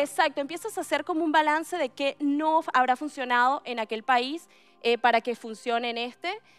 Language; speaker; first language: Spanish; native; Spanish